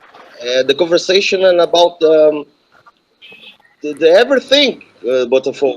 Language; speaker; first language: English; non-native, learner; Portuguese